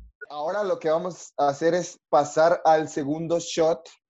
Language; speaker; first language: Spanish; native; Spanish